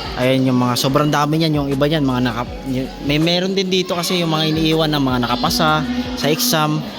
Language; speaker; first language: Filipino; non-native, local second language; Cebuano